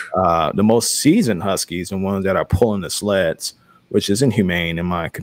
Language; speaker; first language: English; native; English